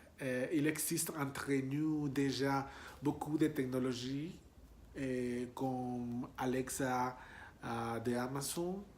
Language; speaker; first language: French; non-native, learner; Spanish